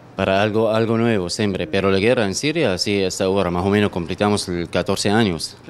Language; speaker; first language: Spanish; non-native, fluent; Arabic